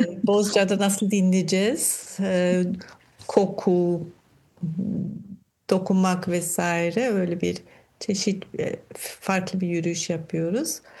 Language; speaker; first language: Turkish; non-native, fluent; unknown